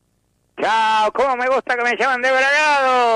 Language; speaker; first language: Spanish; native; Spanish